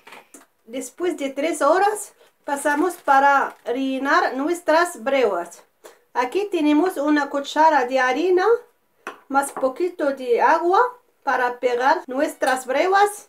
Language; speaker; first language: Spanish; non-native, fluent; Arabic